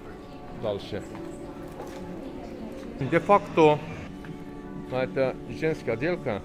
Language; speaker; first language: Russian; non-native, learner; Turkish